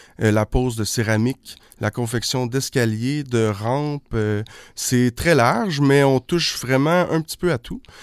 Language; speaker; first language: French; native; French